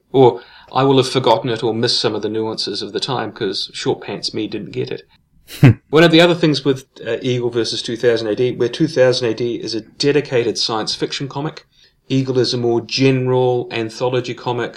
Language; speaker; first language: English; native; English